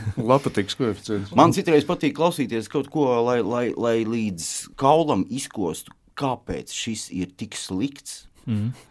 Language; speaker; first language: Latvian; native; Latvian